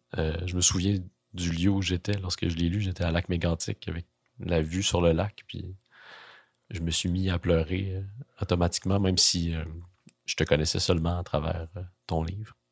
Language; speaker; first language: French; native; French